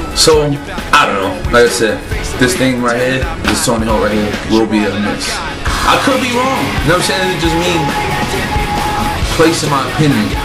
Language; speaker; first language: English; native; English